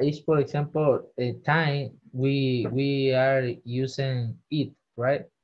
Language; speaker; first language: English; non-native, learner; Spanish